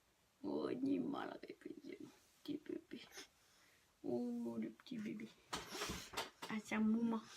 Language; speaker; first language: French; native; French